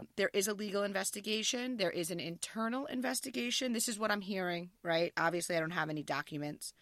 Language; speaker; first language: English; native; English